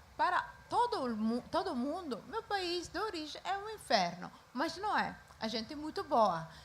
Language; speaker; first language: Portuguese; non-native, fluent; Italian